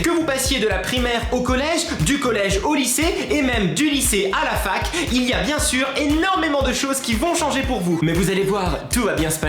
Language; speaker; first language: French; native; French